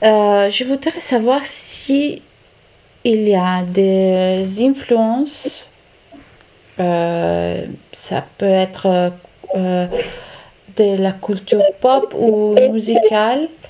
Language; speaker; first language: French; non-native, learner; Italian